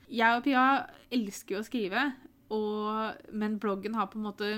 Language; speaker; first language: Norwegian; native; Norwegian